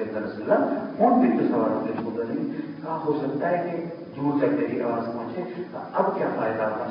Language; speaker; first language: Urdu; non-native, local second language; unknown